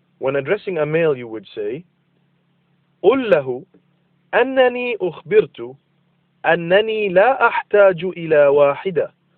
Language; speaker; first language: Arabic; non-native, fluent; English